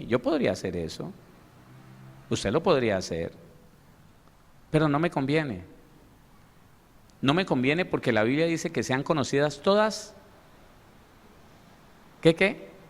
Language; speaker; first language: Spanish; native; Spanish